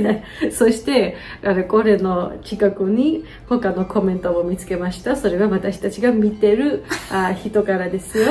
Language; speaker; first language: Japanese; non-native, fluent; Georgian